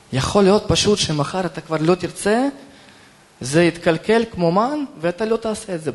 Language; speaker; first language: Hebrew; non-native, fluent; Russian